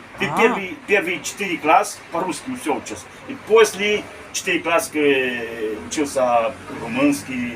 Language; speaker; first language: Russian; early bilingual, heritage; Russian